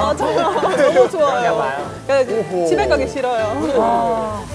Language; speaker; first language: Korean; non-native, fluent; Estonian